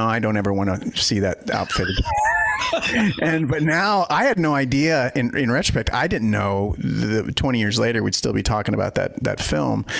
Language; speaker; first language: English; native; English